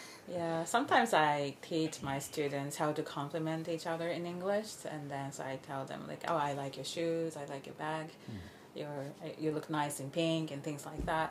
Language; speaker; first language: English; non-native, fluent; Japanese